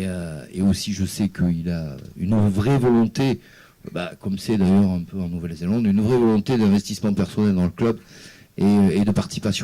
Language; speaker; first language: French; native; French